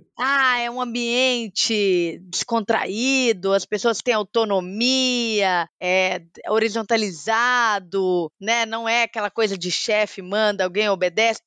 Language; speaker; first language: Portuguese; native; Portuguese